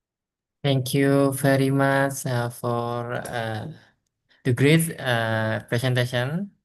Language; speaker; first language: English; non-native, learner; Indonesian